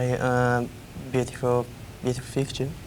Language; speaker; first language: English; non-native, learner; Japanese